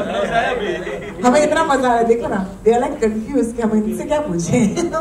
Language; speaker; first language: Hindi; native; Hindi